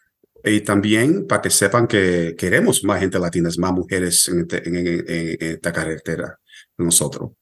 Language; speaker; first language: Spanish; early bilingual, heritage; Spanish